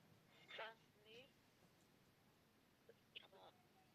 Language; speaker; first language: German; non-native, learner; Macedonian